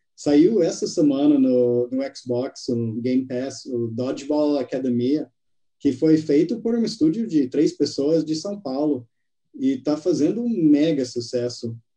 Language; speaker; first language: Portuguese; non-native, fluent; English